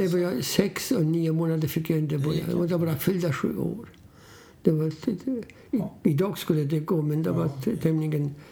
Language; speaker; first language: Swedish; non-native, fluent; Polish